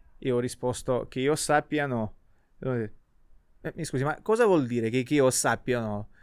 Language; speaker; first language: Italian; non-native, fluent; Russian